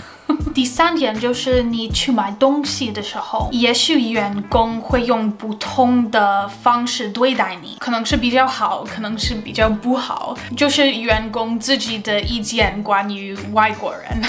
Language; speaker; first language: Chinese; non-native, fluent; English